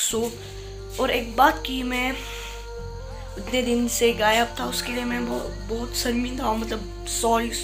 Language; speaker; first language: Hindi; non-native, local second language; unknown